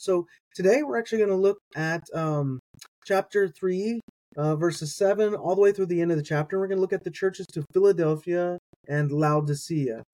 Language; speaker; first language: English; native; English